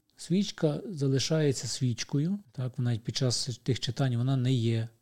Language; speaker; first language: Ukrainian; native; Ukrainian